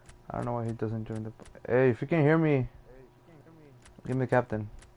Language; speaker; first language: English; early bilingual, other home language; Spanish